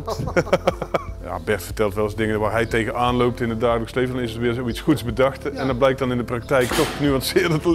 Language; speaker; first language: Dutch; native; Dutch